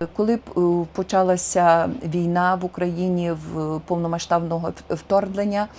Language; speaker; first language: Ukrainian; native; Ukrainian